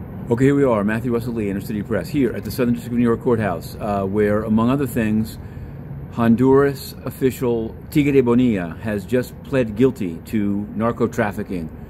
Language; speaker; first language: English; native; English